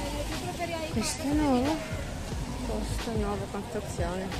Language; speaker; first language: Italian; non-native, learner; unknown